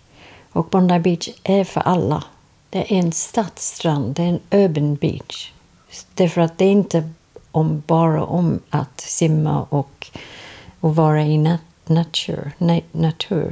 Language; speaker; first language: Swedish; non-native, fluent; English